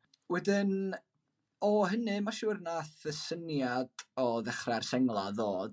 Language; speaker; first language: Welsh; native; Welsh